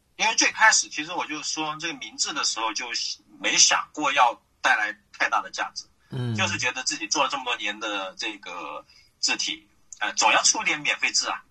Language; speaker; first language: Chinese; native; Chinese